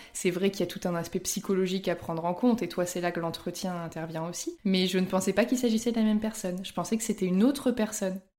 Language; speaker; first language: French; native; French